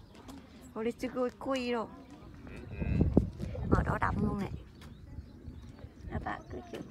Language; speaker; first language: Japanese; non-native, learner; Vietnamese